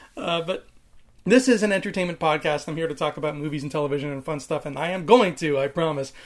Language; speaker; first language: English; native; English